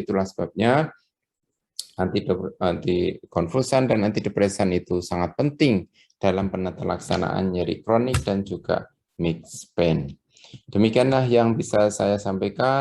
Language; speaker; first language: Indonesian; native; Indonesian